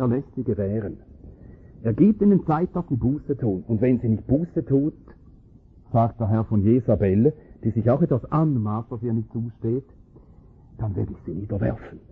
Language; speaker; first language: German; native; German